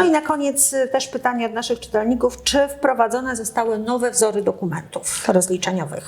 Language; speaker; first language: Polish; native; Polish